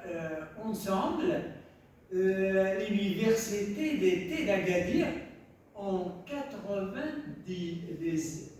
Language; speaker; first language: French; non-native, local second language; Tachelhit